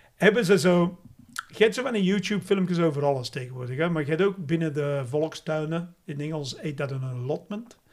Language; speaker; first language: Dutch; non-native, fluent; English